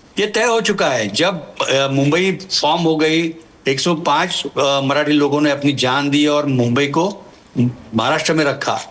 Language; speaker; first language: Hindi; non-native, local second language; Marathi